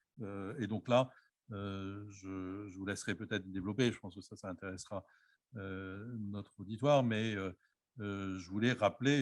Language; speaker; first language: French; native; French